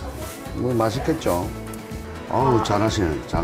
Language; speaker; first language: Korean; native; Korean